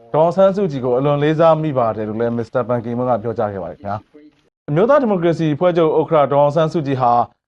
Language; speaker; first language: Burmese; native; Burmese